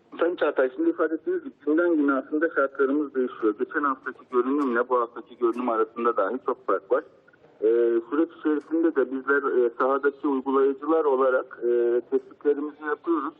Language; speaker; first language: Turkish; native; Turkish